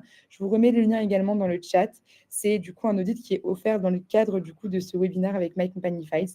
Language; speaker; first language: French; native; French